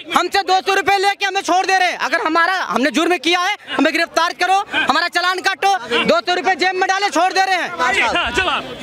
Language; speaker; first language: Hindi; native; Hindi